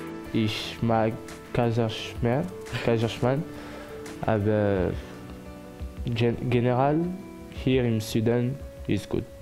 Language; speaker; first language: German; non-native, learner; French